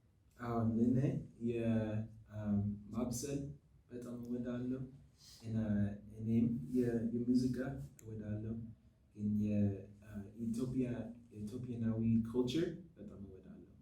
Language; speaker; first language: Amharic; non-native, learner; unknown